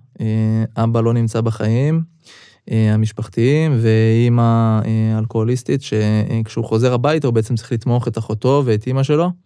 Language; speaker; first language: Hebrew; early bilingual, other home language; Russian